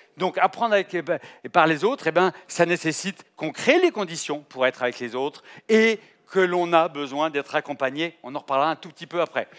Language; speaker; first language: French; native; French